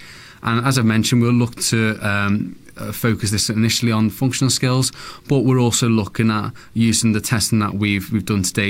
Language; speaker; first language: English; native; English